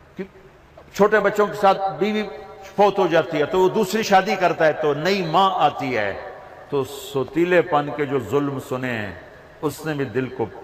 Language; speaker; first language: Urdu; non-native, local second language; Punjabi